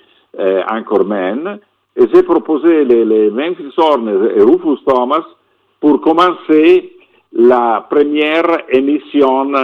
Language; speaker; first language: French; non-native, fluent; Italian